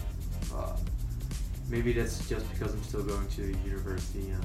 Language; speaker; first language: English; non-native, fluent; Dutch